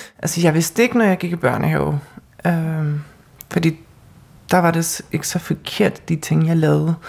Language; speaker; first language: Danish; non-native, local second language; Faroese